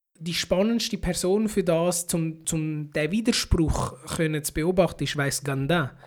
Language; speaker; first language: German; early bilingual, other home language; Filipino